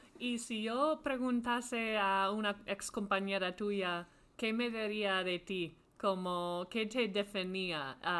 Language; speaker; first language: Spanish; non-native, fluent; English